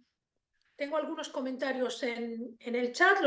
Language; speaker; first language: Spanish; native; Spanish